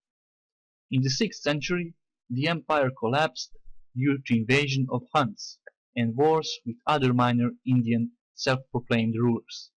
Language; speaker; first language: English; non-native, fluent; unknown